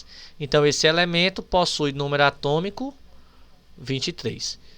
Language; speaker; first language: Portuguese; native; Portuguese